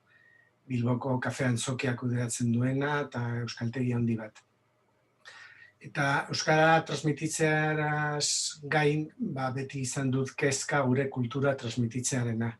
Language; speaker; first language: Basque; non-native, local second language; Spanish